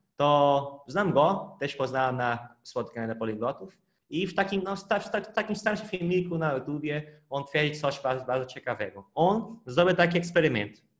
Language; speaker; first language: Polish; non-native, fluent; Portuguese